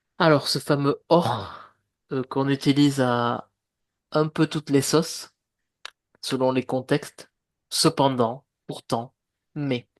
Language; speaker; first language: French; native; French